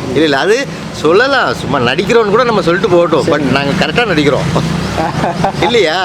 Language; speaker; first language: Tamil; non-native, local second language; Telugu